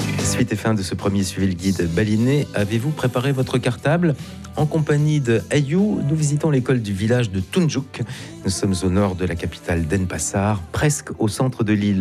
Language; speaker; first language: French; native; French